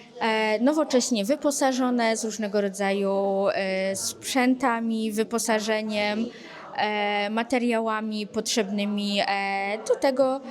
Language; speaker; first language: Polish; native; Polish